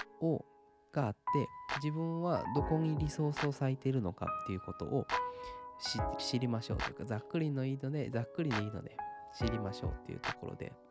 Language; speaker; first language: Japanese; native; Japanese